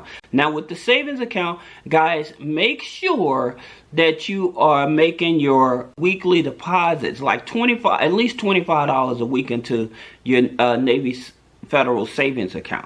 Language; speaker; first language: English; native; English